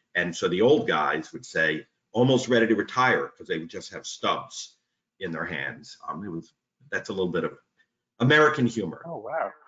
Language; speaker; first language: English; native; English